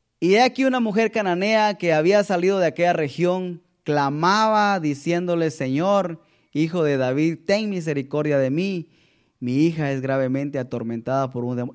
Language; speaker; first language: Spanish; native; Spanish